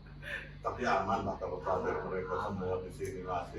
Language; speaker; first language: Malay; non-native, local second language; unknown